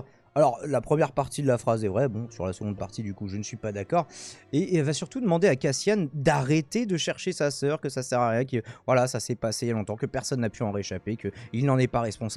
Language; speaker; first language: French; native; French